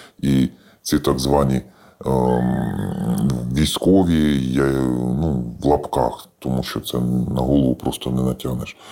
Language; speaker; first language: Ukrainian; native; Ukrainian